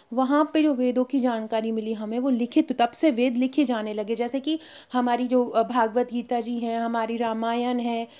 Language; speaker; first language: Hindi; native; Hindi